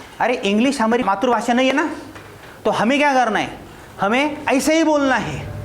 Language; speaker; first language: Hindi; non-native, local second language; Marathi